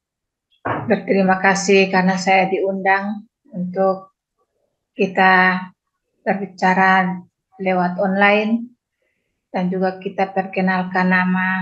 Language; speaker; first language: Indonesian; non-native, local second language; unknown